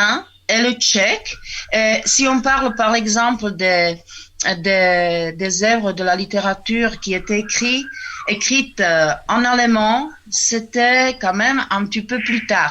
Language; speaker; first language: French; non-native, fluent; Czech